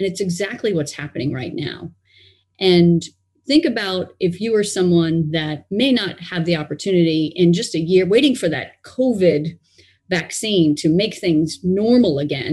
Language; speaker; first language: English; native; English